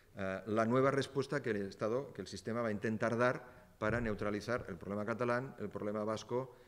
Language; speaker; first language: Spanish; native; Spanish